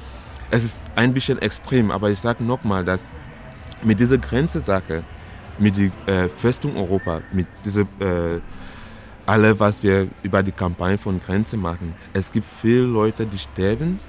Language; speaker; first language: German; non-native, learner; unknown